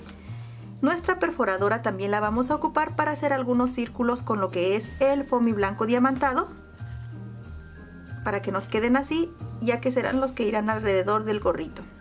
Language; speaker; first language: Spanish; native; Spanish